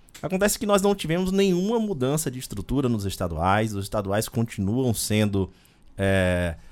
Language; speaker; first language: Portuguese; native; Portuguese